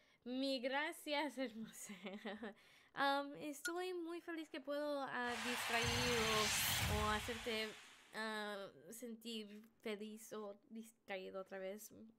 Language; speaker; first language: Spanish; early bilingual, heritage; Spanish